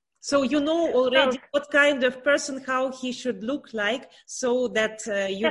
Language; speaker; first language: English; non-native, learner; Russian